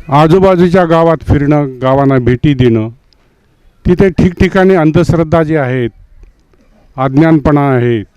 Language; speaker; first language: Marathi; non-native, local second language; Lambadi